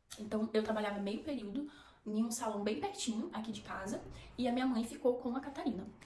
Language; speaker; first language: Portuguese; native; Portuguese